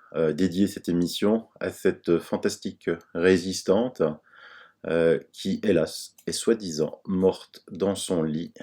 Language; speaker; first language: French; native; French